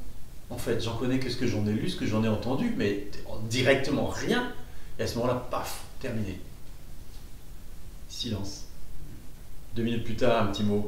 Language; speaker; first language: French; native; French